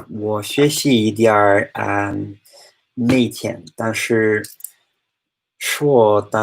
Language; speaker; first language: Chinese; non-native, learner; English